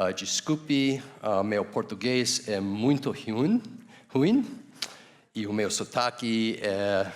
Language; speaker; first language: Portuguese; non-native, learner; English